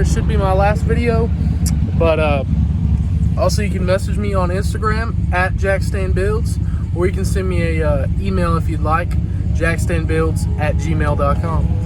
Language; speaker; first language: English; native; English